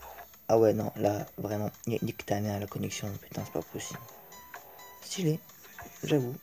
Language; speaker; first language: French; native; French